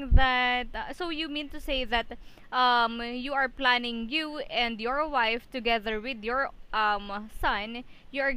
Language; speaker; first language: English; non-native, fluent; Filipino